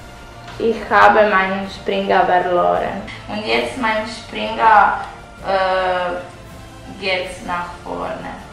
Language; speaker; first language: German; non-native, learner; Croatian